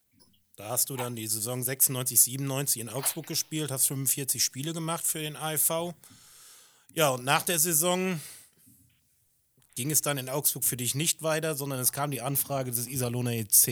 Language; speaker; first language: German; native; German